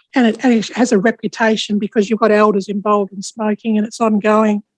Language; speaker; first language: English; native; English